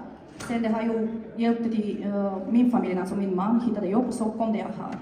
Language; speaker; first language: Swedish; non-native, fluent; Bulgarian